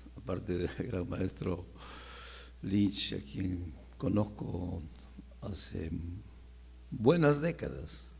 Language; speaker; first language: Spanish; native; Spanish